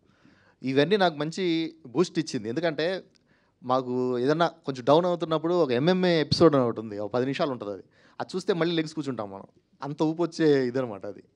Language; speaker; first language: Telugu; native; Telugu